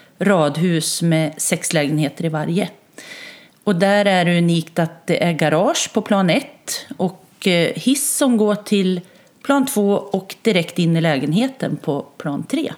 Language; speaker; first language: Swedish; native; Swedish